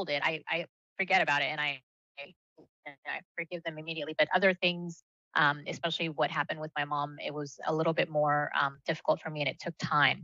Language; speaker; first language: English; early bilingual, other home language; Malayalam